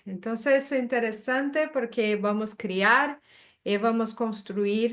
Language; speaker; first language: Spanish; non-native, learner; Portuguese